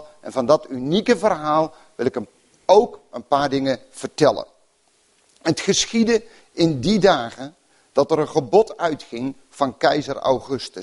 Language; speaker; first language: Dutch; native; Dutch